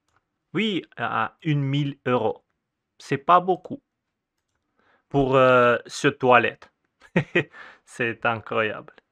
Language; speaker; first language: French; non-native, fluent; Russian